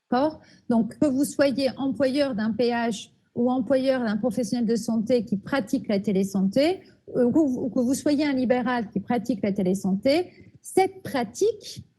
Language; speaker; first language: French; native; French